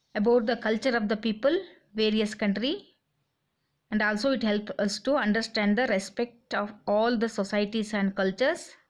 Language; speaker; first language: English; non-native, local second language; Kannada